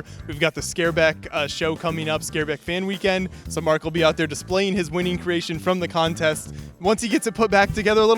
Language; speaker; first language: English; native; English